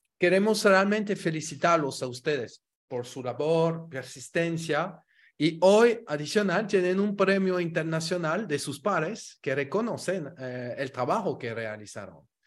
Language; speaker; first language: Spanish; non-native, fluent; French